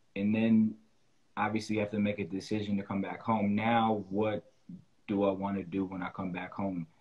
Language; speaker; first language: English; native; English